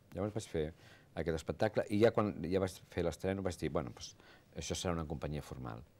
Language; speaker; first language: Catalan; native; Catalan